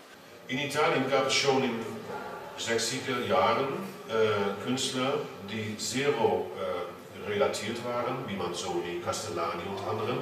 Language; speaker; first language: German; non-native, fluent; Dutch